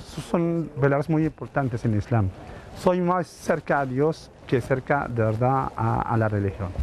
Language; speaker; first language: Spanish; non-native, fluent; Arabic